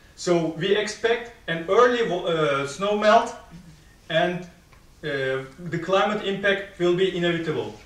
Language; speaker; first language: English; non-native, fluent; Turkish